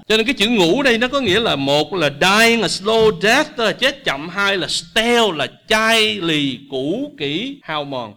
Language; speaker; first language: Vietnamese; native; Vietnamese